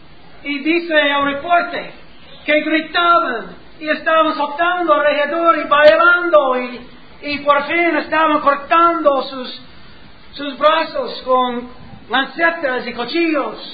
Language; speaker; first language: Spanish; non-native, learner; English